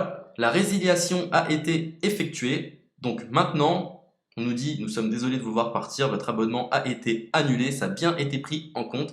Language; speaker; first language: French; native; French